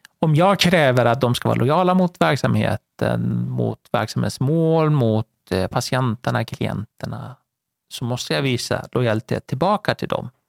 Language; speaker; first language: Swedish; non-native, fluent; Persian